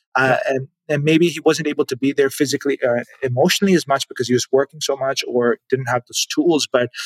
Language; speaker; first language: English; non-native, local second language; Urdu